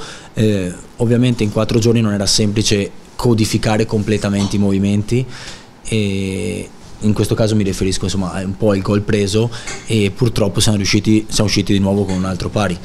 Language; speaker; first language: Italian; native; Italian